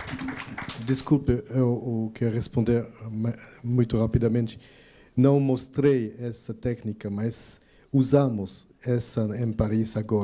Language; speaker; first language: Portuguese; non-native, fluent; French